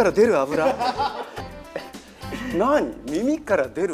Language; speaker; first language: Japanese; native; Japanese